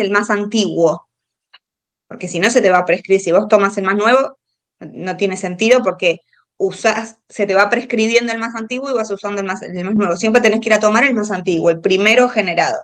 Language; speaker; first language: Spanish; native; Spanish